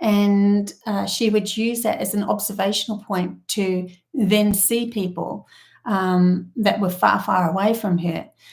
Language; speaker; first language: English; native; English